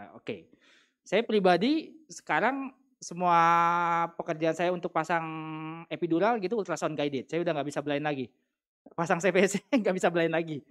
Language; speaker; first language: Indonesian; native; Indonesian